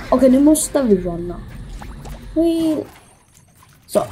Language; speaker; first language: Swedish; early bilingual, other home language; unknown